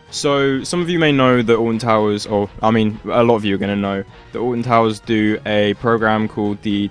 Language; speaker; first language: English; native; English